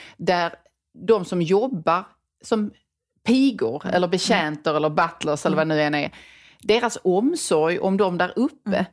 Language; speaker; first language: Swedish; native; Swedish